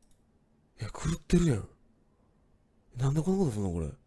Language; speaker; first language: Japanese; native; Japanese